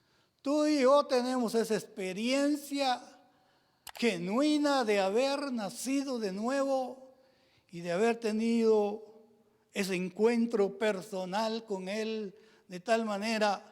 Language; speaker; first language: Spanish; native; Spanish